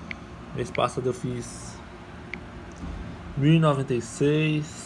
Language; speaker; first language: Portuguese; native; Portuguese